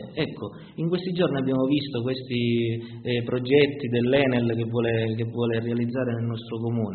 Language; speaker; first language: Italian; native; Italian